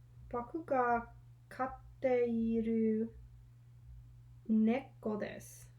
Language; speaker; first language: Japanese; non-native, learner; English